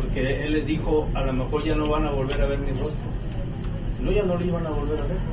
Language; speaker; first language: Spanish; native; Spanish